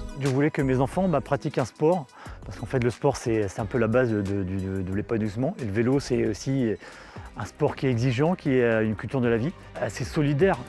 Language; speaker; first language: French; native; French